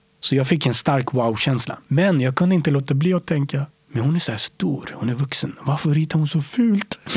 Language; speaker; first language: Swedish; early bilingual, other home language; Romany